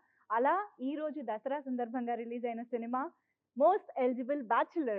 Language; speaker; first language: Telugu; native; Telugu